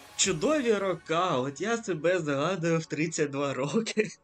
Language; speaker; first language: Ukrainian; non-native, local second language; Russian